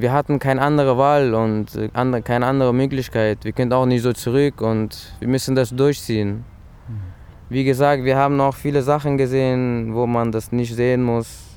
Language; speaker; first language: German; early bilingual, other home language; Persian